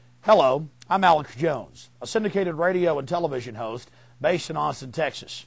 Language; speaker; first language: English; native; English